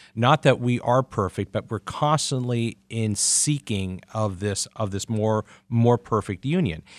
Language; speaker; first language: English; native; English